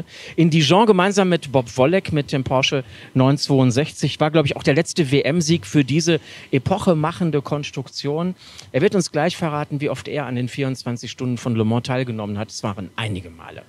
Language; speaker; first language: German; native; German